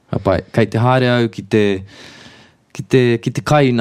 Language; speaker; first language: Māori; non-native, local second language; English